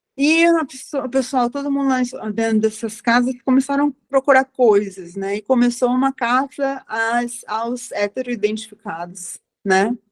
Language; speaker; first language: Portuguese; native; Portuguese